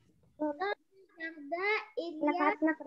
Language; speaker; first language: French; non-native, learner; Arabic